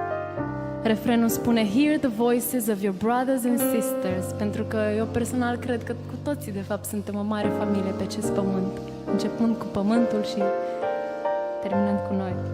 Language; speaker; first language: Romanian; native; Romanian